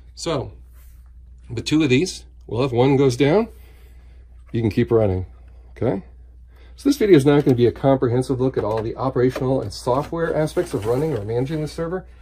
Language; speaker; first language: English; native; English